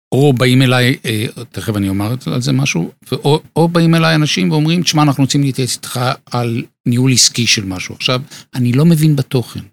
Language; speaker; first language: Hebrew; native; Hebrew